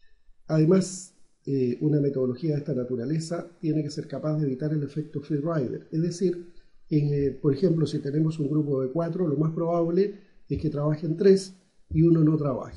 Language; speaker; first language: Spanish; native; Spanish